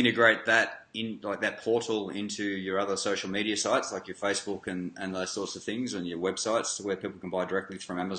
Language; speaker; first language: English; native; English